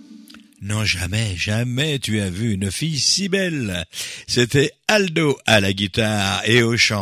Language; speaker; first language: French; native; French